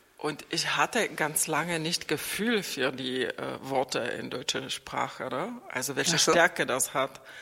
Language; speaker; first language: German; non-native, fluent; Czech